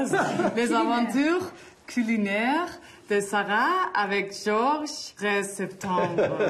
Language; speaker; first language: French; non-native, fluent; German